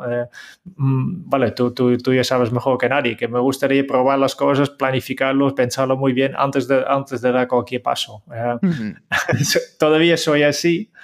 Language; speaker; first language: Spanish; non-native, fluent; Dutch